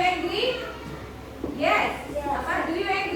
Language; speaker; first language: English; non-native, learner; Indonesian